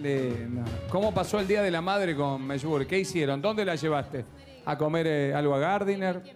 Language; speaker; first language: Spanish; native; Spanish